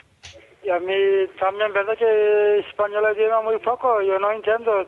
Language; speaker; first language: Spanish; non-native, learner; Turkish